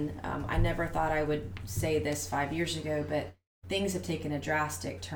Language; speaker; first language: English; native; English